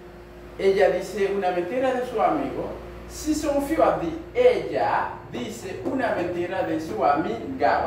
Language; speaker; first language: Spanish; non-native, fluent; Haitian Creole